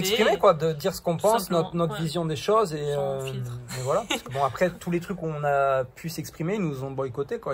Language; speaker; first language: French; native; French